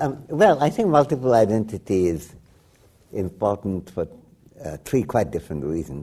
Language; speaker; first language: English; non-native, local second language; Bangla